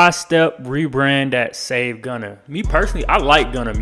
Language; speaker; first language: English; native; English